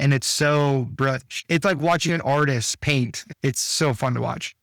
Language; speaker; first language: English; native; English